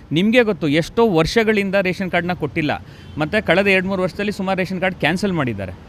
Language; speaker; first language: Kannada; non-native, local second language; Telugu